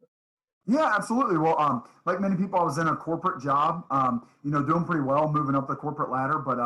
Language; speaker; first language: English; native; English